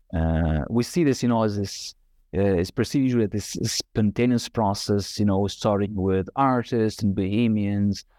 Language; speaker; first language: English; non-native, fluent; Arabic